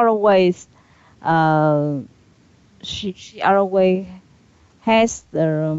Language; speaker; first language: English; non-native, learner; Vietnamese